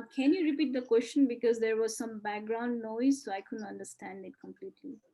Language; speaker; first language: English; non-native, fluent; Nepali